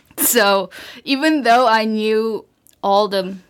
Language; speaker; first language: English; early bilingual, other home language; Korean